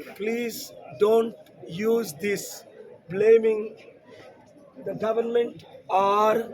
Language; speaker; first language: English; non-native, local second language; Telugu